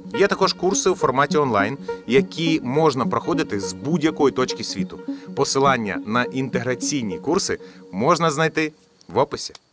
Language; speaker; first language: Ukrainian; native; Ukrainian